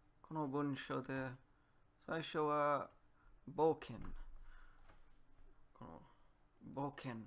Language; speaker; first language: Japanese; non-native, learner; Polish